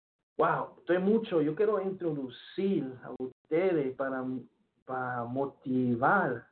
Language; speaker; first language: Spanish; early bilingual, heritage; Spanish